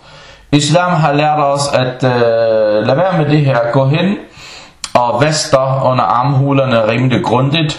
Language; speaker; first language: Danish; non-native, fluent; Arabic